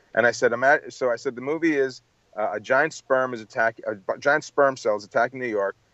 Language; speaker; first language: English; native; English